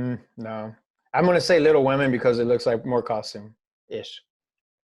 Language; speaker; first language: English; native; English